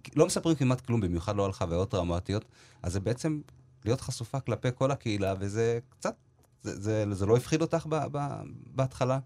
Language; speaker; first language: Hebrew; early bilingual, other home language; Amharic